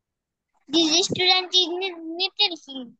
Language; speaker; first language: English; non-native, learner; Bangla